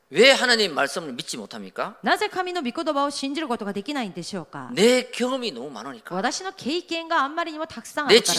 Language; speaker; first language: Japanese; non-native, fluent; Korean